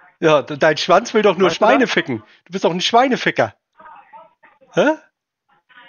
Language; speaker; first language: German; native; German